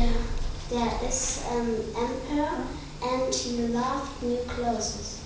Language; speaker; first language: English; non-native, learner; German